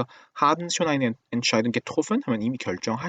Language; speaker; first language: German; non-native, fluent; Korean